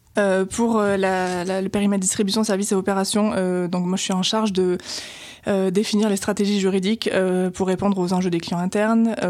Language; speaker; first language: French; native; French